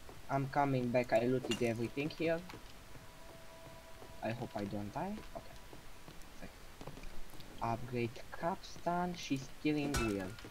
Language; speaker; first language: English; non-native, fluent; Romanian